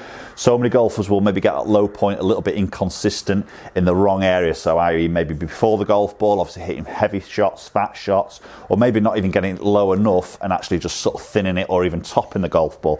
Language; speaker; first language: English; native; English